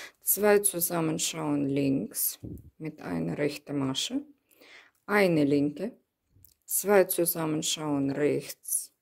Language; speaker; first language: German; non-native, learner; Russian